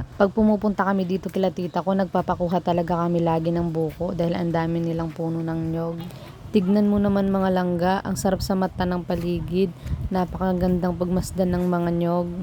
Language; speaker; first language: Filipino; non-native, local second language; Cebuano